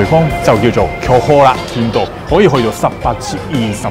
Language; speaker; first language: Chinese; non-native, fluent; Japanese